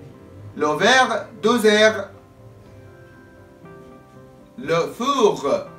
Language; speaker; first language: French; non-native, fluent; Arabic